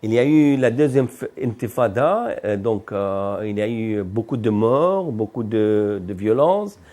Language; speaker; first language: French; non-native, fluent; Arabic